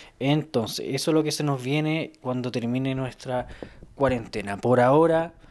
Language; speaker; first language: Spanish; native; Spanish